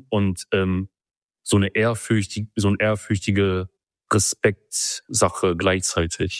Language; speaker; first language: German; early bilingual, other home language; Kurdish